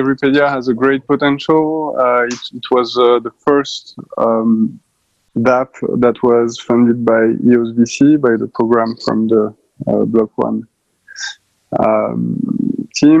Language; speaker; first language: English; non-native, fluent; French